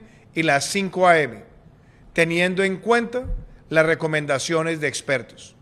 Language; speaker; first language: Spanish; native; Spanish